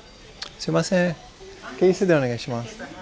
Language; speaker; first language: Japanese; non-native, learner; English